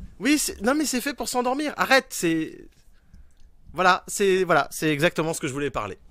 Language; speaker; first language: French; native; French